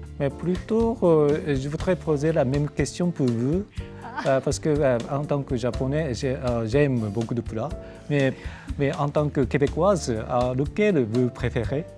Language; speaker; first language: French; non-native, fluent; Japanese